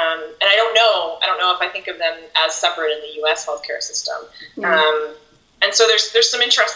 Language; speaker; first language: English; native; English